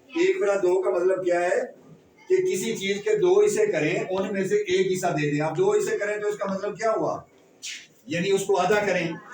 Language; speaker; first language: Urdu; non-native, local second language; Punjabi